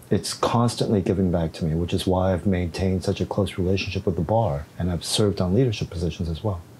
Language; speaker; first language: English; non-native, fluent; Korean